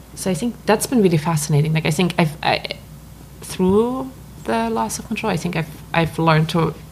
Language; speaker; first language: English; non-native, fluent; German